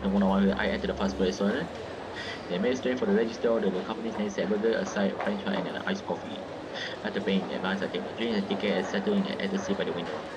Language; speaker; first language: English; non-native, local second language; Malay